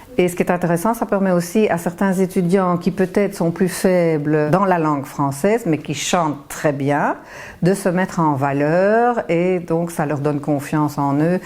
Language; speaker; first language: French; native; French